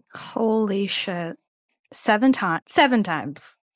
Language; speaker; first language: English; early bilingual, other home language; Norwegian